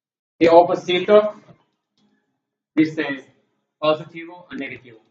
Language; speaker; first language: Spanish; non-native, learner; English